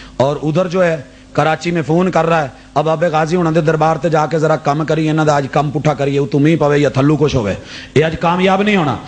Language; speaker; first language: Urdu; non-native, local second language; Punjabi